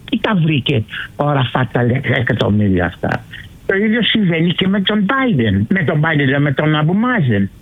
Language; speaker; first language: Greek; early bilingual, heritage; Greek